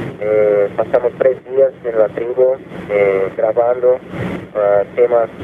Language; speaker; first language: Spanish; non-native, fluent; Portuguese